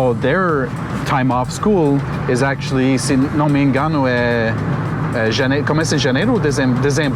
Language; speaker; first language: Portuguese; non-native, learner; English